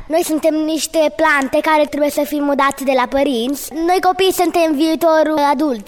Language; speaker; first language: Romanian; early bilingual, heritage; Romanian